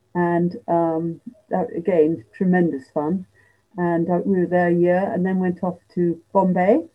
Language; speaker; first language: English; native; English